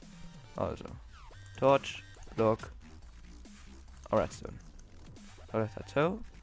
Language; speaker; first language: German; non-native, local second language; Luxembourgish